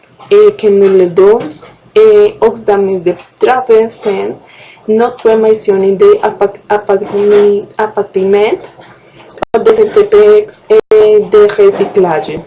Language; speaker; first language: French; non-native, learner; Spanish